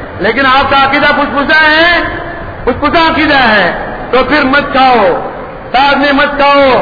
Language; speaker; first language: Urdu; non-native, local second language; Konkani